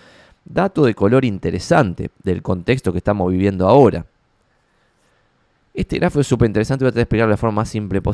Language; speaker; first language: Spanish; native; Spanish